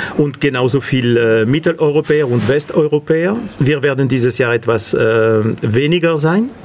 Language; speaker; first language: German; non-native, fluent; Catalan